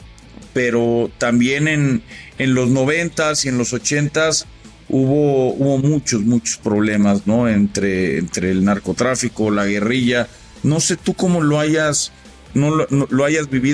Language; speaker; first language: Spanish; native; Spanish